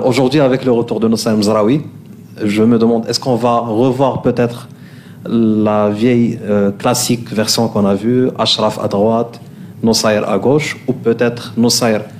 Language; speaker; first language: French; native; French